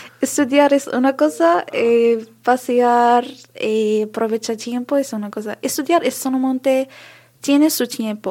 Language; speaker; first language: Spanish; non-native, learner; Arabic